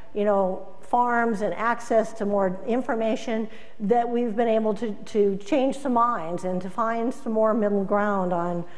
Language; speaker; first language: English; native; English